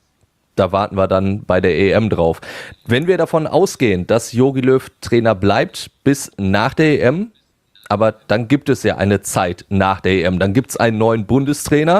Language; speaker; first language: German; native; German